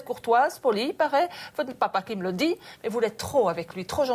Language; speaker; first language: French; native; French